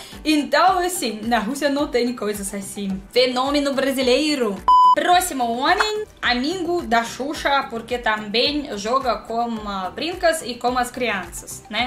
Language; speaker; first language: Portuguese; non-native, learner; Russian